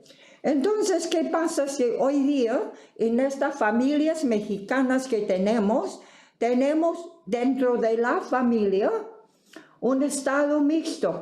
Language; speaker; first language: Spanish; non-native, fluent; Chinese